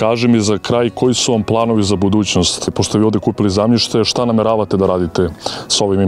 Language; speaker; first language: Serbian; native; Serbian